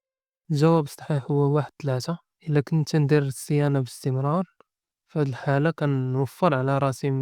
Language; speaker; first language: Arabic; native; Arabic